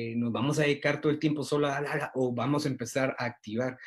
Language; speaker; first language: Spanish; native; Spanish